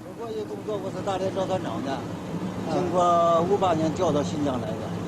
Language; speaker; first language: Chinese; native; Chinese